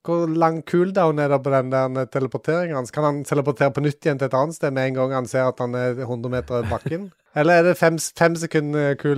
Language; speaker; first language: Norwegian; native; Norwegian